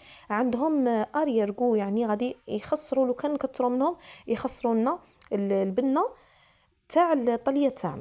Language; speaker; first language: Arabic; native; Arabic